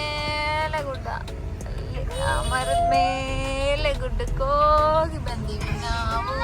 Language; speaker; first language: Kannada; native; Kannada